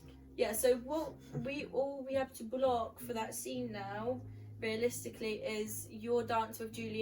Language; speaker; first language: English; native; English